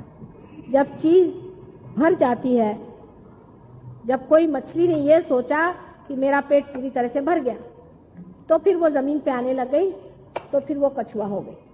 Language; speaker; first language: Hindi; non-native, local second language; Marathi